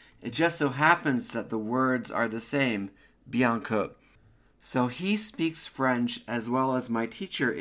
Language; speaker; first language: English; native; English